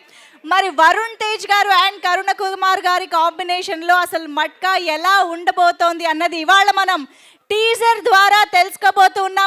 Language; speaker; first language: Telugu; native; Telugu